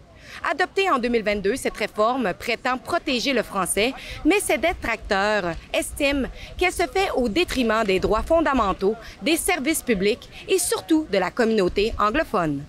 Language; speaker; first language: French; native; French